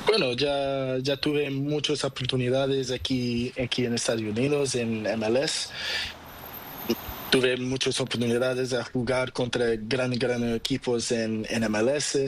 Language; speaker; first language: Spanish; non-native, learner; Portuguese